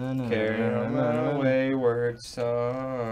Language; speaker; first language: English; native; English